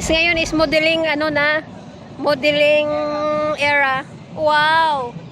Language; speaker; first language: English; non-native, local second language; Filipino